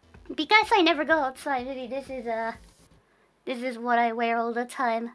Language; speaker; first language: English; non-native, fluent; Japanese